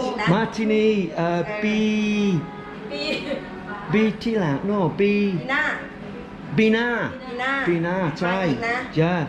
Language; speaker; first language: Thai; non-native, learner; English